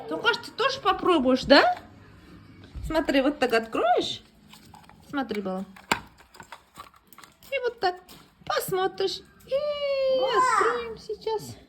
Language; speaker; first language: Russian; non-native, local second language; Kazakh